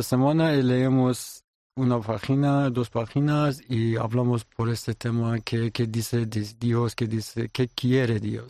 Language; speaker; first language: Spanish; non-native, learner; Persian